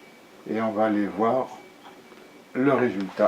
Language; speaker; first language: French; native; French